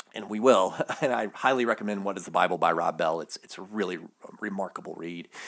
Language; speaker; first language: English; native; English